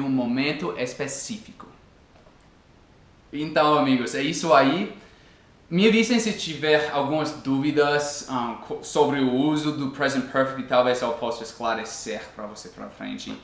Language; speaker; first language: Portuguese; non-native, fluent; English